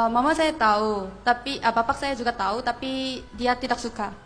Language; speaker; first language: Indonesian; non-native, fluent; Korean